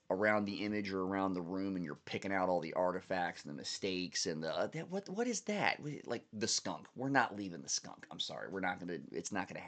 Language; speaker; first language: English; native; English